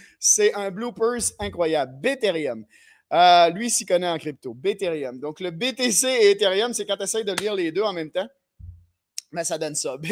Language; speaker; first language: French; native; French